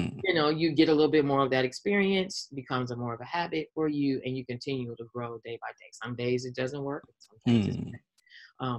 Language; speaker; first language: English; native; English